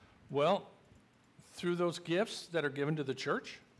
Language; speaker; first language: English; native; English